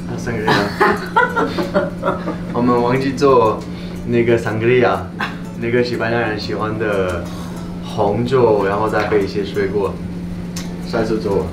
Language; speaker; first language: Chinese; non-native, fluent; French